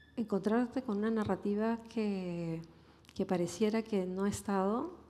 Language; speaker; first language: Spanish; native; Spanish